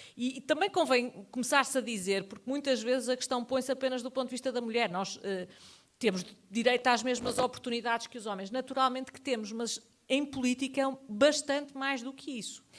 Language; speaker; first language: Portuguese; native; Portuguese